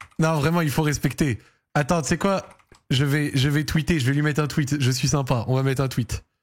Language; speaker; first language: French; early bilingual, other home language; Arabic